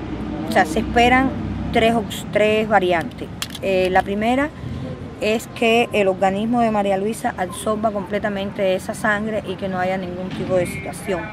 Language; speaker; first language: Spanish; native; Spanish